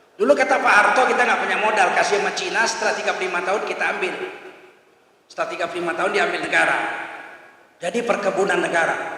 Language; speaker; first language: Indonesian; native; Indonesian